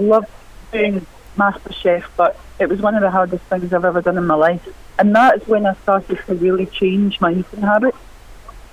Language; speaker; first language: English; native; English